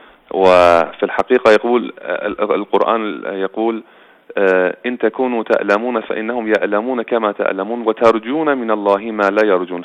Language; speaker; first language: Arabic; non-native, fluent; Persian